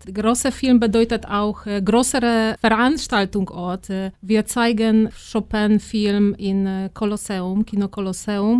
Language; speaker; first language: German; non-native, fluent; Polish